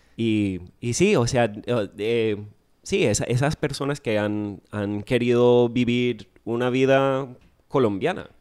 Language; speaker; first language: Spanish; non-native, fluent; English